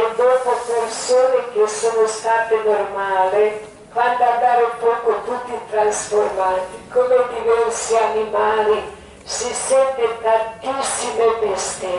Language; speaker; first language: Italian; non-native, learner; Croatian